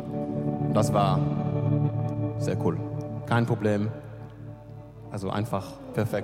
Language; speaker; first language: German; non-native, learner; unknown